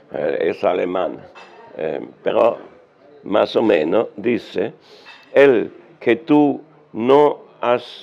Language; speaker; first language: Spanish; non-native, learner; German